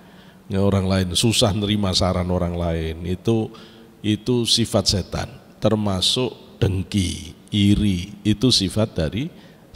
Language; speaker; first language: Indonesian; native; Indonesian